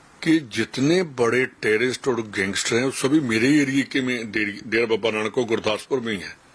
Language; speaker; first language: Urdu; non-native, local second language; Punjabi